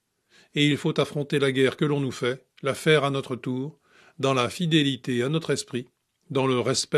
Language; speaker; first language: French; native; French